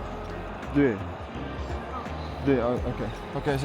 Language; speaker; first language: Chinese; non-native, learner; Russian